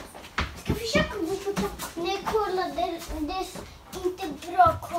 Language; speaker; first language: Swedish; non-native, learner; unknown